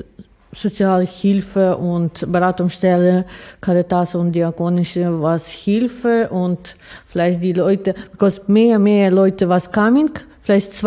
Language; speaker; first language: German; non-native, learner; Ukrainian